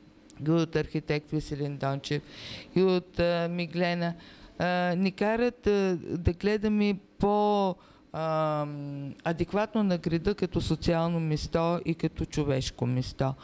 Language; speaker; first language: Bulgarian; native; Bulgarian